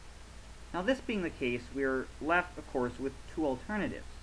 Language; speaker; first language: English; native; English